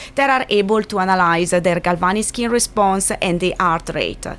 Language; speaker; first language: English; non-native, fluent; Italian